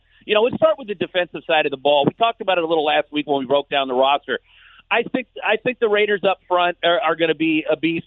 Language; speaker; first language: English; native; English